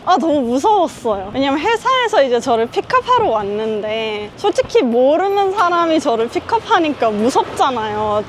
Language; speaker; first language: Korean; early bilingual, heritage; Korean